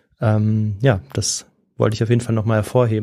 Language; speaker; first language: German; native; German